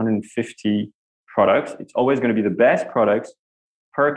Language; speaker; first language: English; non-native, fluent; French